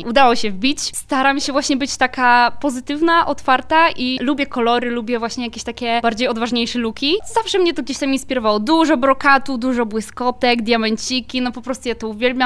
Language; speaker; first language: Polish; native; Polish